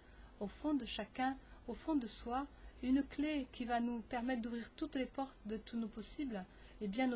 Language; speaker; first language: French; native; French